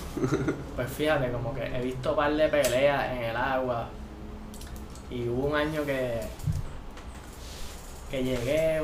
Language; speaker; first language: Spanish; native; Spanish